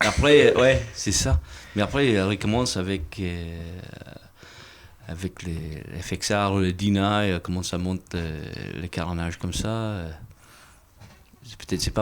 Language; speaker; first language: French; non-native, fluent; English